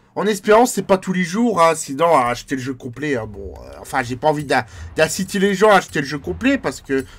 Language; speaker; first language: French; native; French